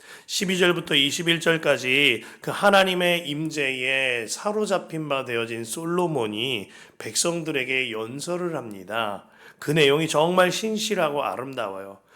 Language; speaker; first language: Korean; native; Korean